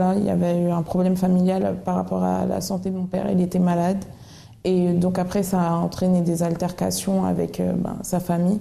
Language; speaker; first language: French; native; French